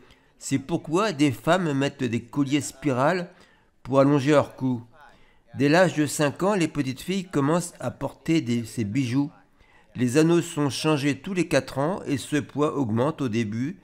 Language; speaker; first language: French; native; French